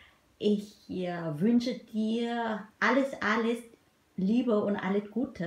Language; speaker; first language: German; non-native, fluent; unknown